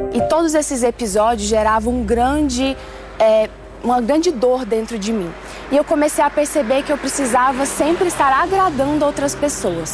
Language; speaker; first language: Portuguese; early bilingual, other home language; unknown